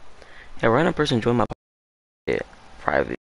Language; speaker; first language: English; native; English